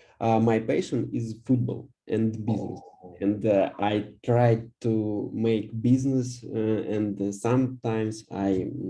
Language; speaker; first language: English; non-native, learner; Russian